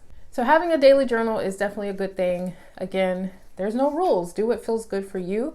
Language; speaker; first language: English; native; English